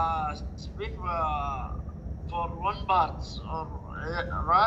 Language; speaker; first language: English; non-native, learner; Arabic